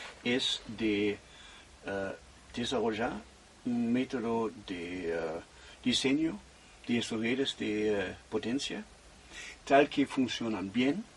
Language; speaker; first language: Spanish; non-native, fluent; German